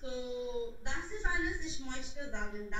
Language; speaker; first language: German; non-native, learner; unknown